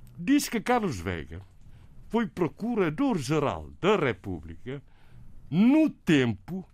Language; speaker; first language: Portuguese; non-native, local second language; Kabuverdianu